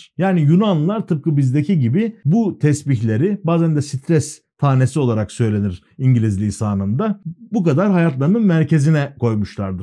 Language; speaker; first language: Turkish; native; Turkish